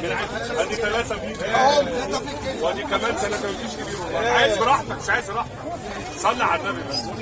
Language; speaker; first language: Arabic; native; Arabic